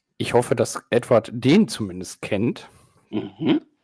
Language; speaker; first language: German; native; German